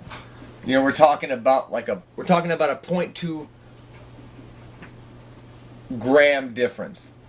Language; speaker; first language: English; native; English